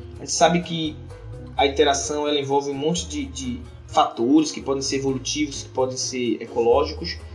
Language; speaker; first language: Portuguese; native; Portuguese